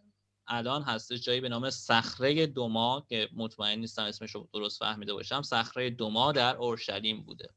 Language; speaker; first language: Persian; native; Persian